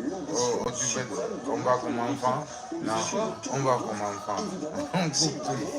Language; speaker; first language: French; non-native, learner; Portuguese